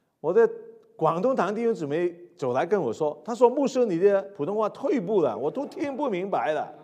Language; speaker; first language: Chinese; non-native, local second language; Cantonese